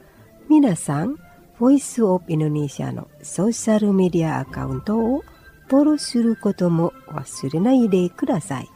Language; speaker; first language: Japanese; non-native, fluent; Indonesian